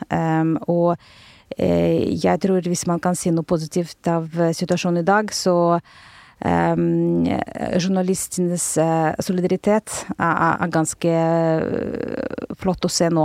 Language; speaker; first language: Norwegian; non-native, fluent; Russian